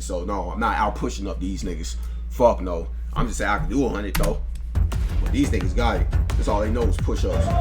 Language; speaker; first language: English; native; English